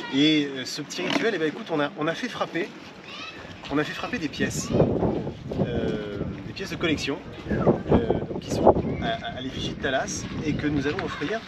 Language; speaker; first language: French; native; French